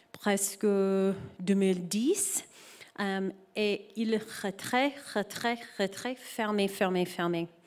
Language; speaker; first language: French; non-native, learner; English